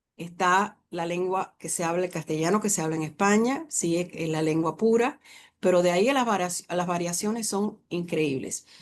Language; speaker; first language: Spanish; native; Spanish